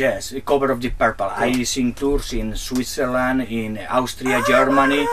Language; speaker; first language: English; non-native, learner; Spanish